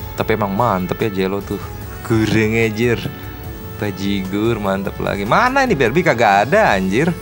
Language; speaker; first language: Indonesian; native; Indonesian